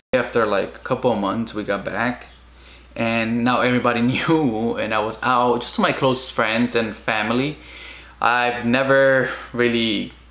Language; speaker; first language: English; early bilingual, other home language; Spanish